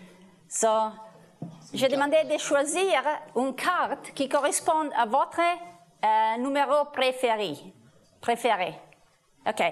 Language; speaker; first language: French; non-native, learner; Italian